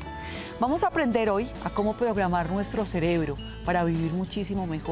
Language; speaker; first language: Spanish; native; Spanish